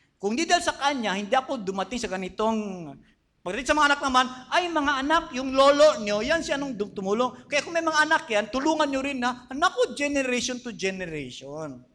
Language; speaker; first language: Filipino; non-native, fluent; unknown